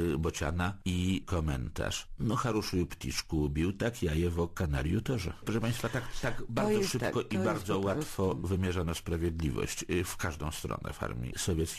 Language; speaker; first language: Polish; native; Polish